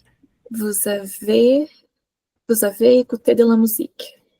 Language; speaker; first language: French; non-native, learner; Portuguese